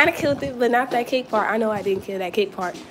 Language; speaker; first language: English; native; English